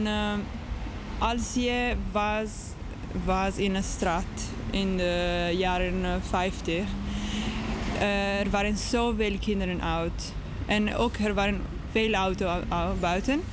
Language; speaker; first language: Dutch; non-native, learner; English